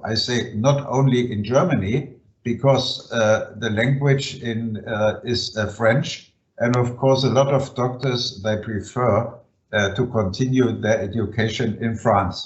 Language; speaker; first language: English; non-native, fluent; German